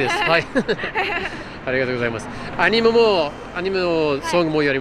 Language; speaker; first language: Japanese; non-native, learner; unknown